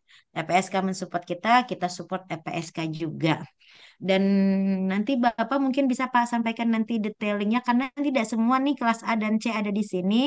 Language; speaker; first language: Indonesian; native; Indonesian